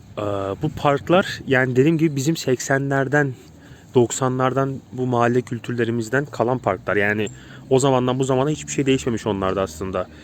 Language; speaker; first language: Turkish; native; Turkish